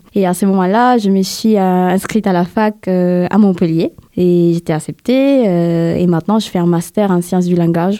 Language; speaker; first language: French; non-native, fluent; Spanish